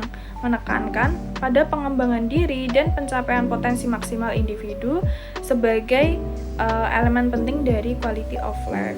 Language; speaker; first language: Indonesian; native; Indonesian